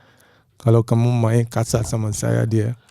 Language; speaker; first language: Indonesian; non-native, fluent; English